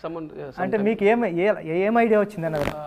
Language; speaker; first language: Telugu; native; Telugu